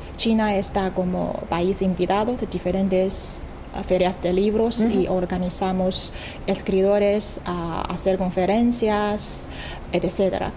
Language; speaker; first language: Spanish; non-native, fluent; Chinese